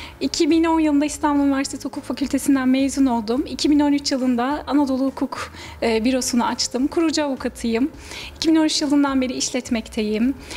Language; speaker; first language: Turkish; native; Turkish